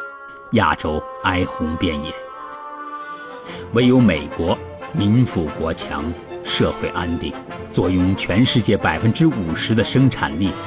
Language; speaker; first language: Chinese; native; Chinese